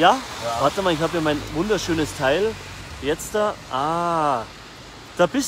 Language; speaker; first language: German; native; German